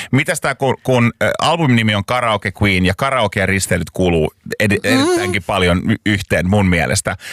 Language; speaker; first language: Finnish; non-native, local second language; Swedish